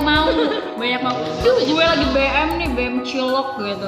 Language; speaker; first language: Malay; native; Malay